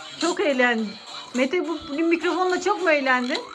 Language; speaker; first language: Turkish; native; Turkish